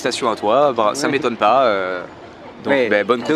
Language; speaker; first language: French; native; French